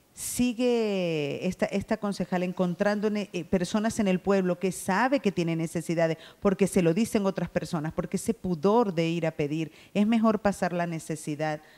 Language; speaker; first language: Spanish; native; Spanish